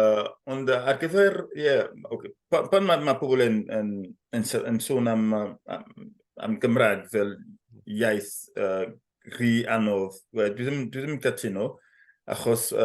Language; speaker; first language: Welsh; non-native, fluent; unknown